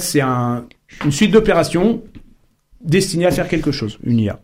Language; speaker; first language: French; native; French